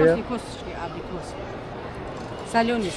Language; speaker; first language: Russian; non-native, learner; Tajik